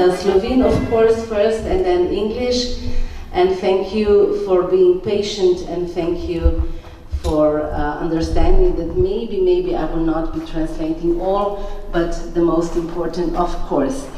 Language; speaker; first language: English; non-native, fluent; Slovenian